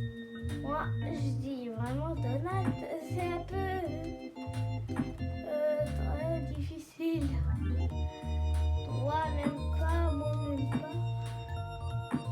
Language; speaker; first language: French; non-native, learner; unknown